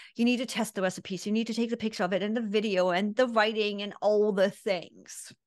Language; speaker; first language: English; non-native, fluent; German